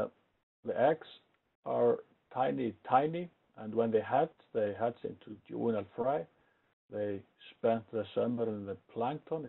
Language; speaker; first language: English; non-native, fluent; Icelandic